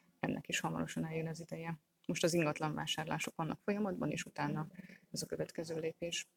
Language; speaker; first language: Hungarian; native; Hungarian